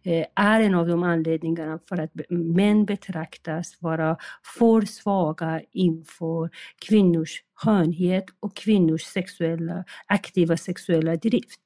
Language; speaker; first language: Swedish; non-native, fluent; Persian